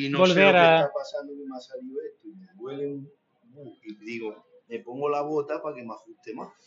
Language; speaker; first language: Spanish; native; Spanish